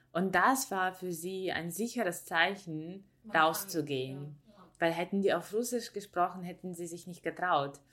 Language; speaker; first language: German; non-native, fluent; Ukrainian